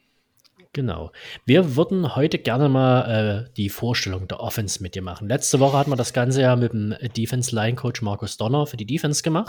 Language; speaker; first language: German; native; German